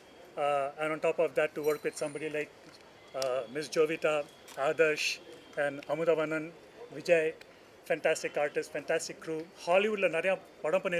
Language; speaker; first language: Tamil; early bilingual, heritage; Tamil